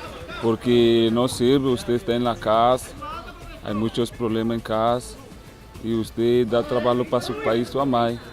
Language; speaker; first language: Portuguese; non-native, fluent; Spanish